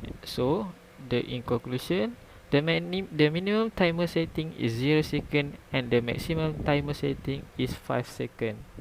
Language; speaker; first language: English; non-native, local second language; Malay